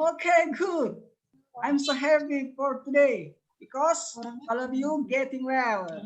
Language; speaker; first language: English; non-native, learner; Indonesian